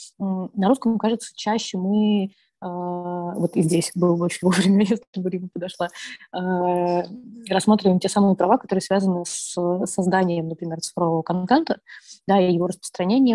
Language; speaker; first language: Russian; native; Russian